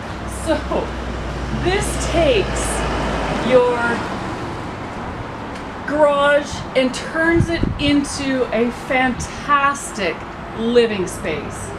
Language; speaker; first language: English; native; English